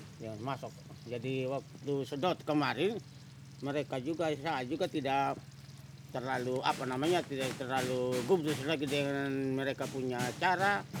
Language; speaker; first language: Indonesian; non-native, local second language; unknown